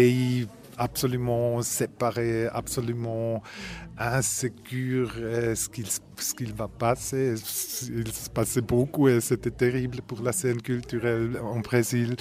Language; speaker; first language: French; non-native, local second language; German